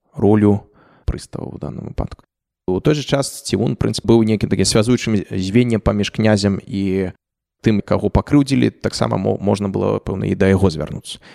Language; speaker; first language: Belarusian; non-native, local second language; Russian